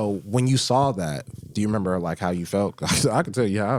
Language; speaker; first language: English; native; English